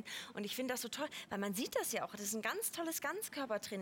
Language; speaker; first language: German; native; German